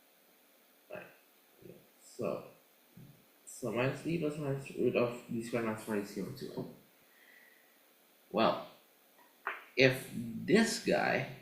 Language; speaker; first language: English; non-native, fluent; Indonesian